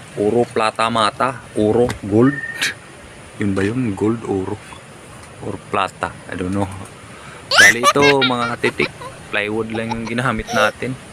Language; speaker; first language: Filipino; non-native, local second language; Waray